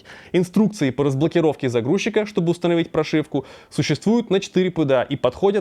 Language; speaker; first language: Russian; native; Russian